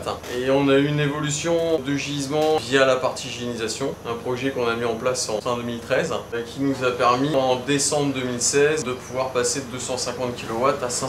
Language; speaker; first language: French; native; French